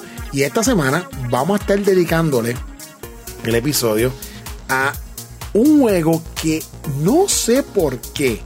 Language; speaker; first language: Spanish; native; Spanish